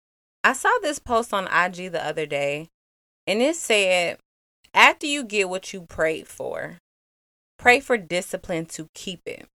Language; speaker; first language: English; native; English